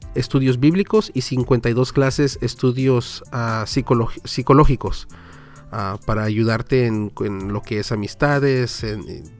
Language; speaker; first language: Spanish; early bilingual, heritage; Spanish